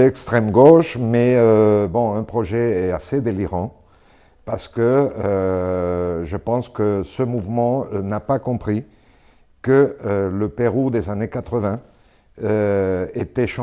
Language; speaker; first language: French; non-native, fluent; Spanish